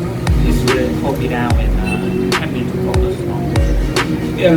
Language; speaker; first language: English; non-native, fluent; Vietnamese